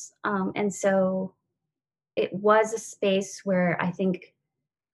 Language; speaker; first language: English; non-native, fluent; French